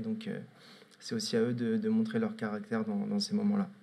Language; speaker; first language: French; native; French